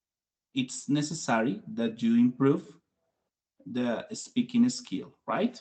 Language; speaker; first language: English; non-native, fluent; Spanish